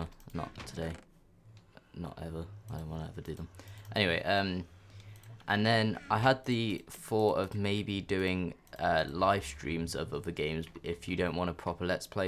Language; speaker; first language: English; native; English